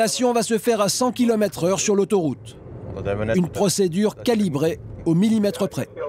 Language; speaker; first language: French; native; French